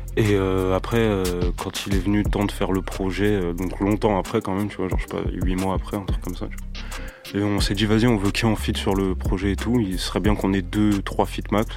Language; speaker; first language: French; early bilingual, other home language; Romanian